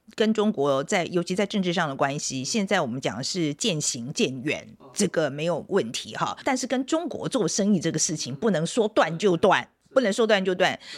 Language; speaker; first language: Chinese; native; Chinese